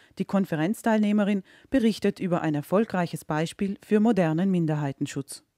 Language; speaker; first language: German; native; German